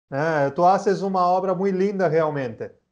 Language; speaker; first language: Spanish; non-native, learner; Portuguese